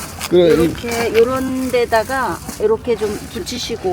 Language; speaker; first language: Korean; native; Korean